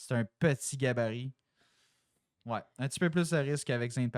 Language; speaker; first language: French; native; French